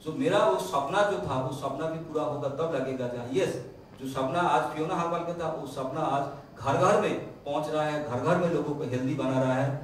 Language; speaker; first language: Hindi; non-native, local second language; Bangla